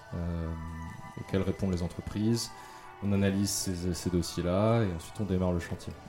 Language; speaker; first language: French; native; French